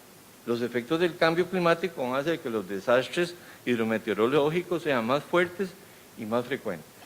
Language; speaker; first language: Spanish; native; Spanish